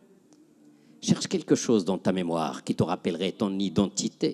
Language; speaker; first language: French; non-native, local second language; Arabic